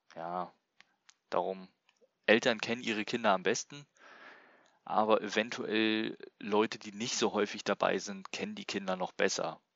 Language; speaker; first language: German; native; German